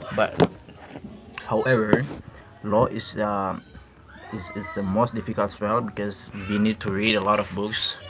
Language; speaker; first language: English; non-native, fluent; Tetum